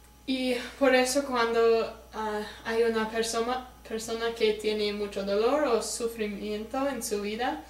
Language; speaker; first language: Spanish; non-native, learner; English